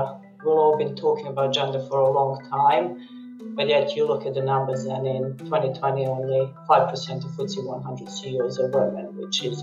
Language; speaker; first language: English; non-native, fluent; Serbian